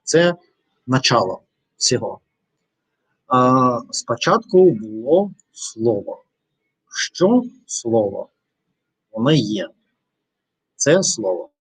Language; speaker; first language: Ukrainian; non-native, learner; Russian